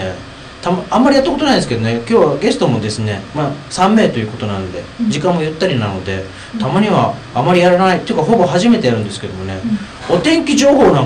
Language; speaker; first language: Japanese; native; Japanese